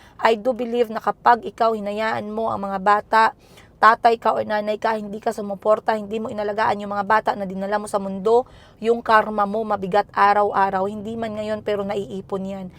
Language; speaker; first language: Filipino; non-native, local second language; Cebuano